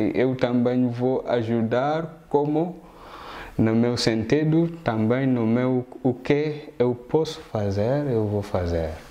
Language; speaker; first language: Portuguese; non-native, fluent; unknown